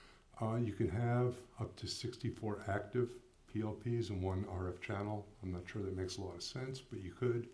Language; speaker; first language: English; native; English